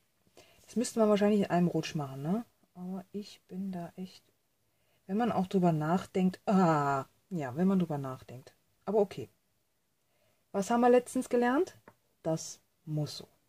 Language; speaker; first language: German; native; German